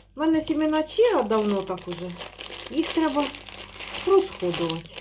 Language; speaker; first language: Ukrainian; native; Ukrainian